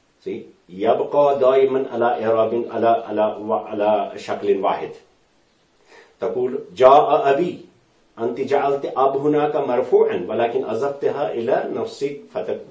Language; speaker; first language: Arabic; non-native, fluent; Urdu